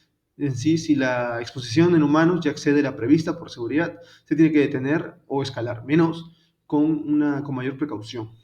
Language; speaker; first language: Spanish; native; Spanish